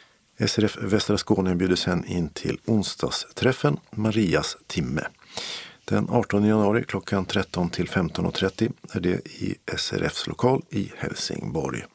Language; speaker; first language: Swedish; native; Swedish